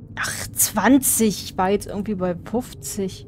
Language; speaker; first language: German; native; German